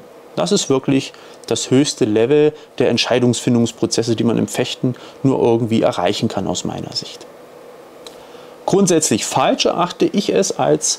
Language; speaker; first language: German; native; German